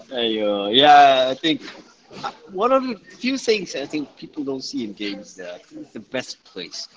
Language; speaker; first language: English; non-native, local second language; Malay